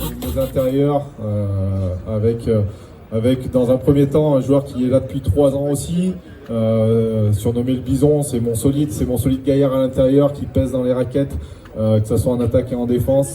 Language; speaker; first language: French; native; French